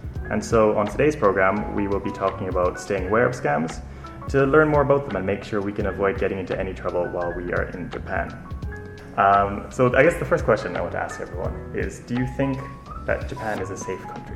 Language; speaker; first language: English; native; English